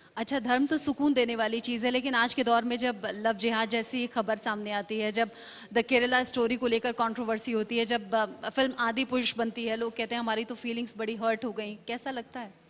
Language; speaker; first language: Hindi; native; Hindi